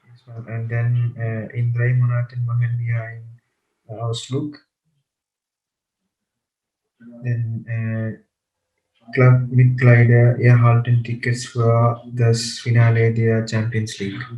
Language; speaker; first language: German; non-native, learner; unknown